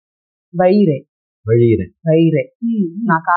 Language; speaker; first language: Telugu; non-native, learner; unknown